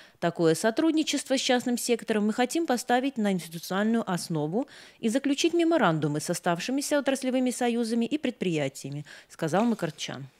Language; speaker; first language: Russian; non-native, local second language; Armenian